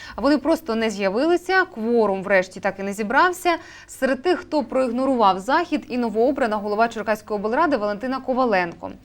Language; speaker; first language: Ukrainian; native; Ukrainian